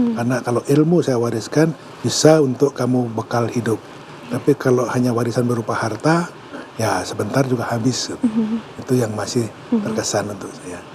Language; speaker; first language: Indonesian; native; Indonesian